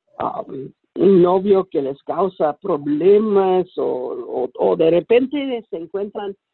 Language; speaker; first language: Spanish; early bilingual, heritage; Spanish